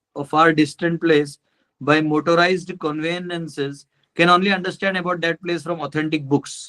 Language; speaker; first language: English; non-native, local second language; Hindi